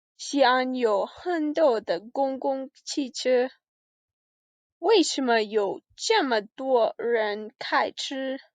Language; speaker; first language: Chinese; non-native, learner; English